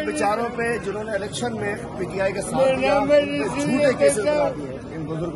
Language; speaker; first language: Urdu; native; Urdu